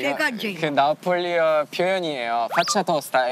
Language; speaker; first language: Italian; non-native, fluent; Korean